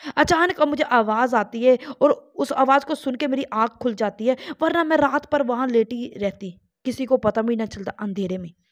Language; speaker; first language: Hindi; non-native, local second language; Punjabi